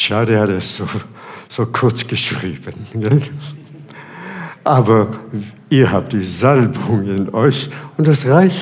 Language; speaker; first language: German; non-native, fluent; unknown